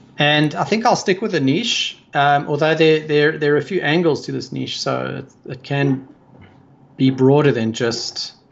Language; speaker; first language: English; native; English